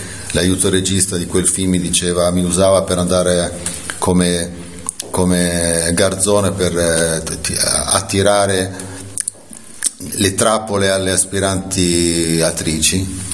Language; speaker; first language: Italian; native; Italian